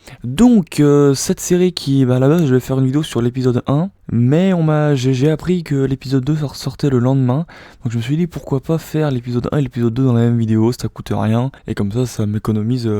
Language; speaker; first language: French; native; French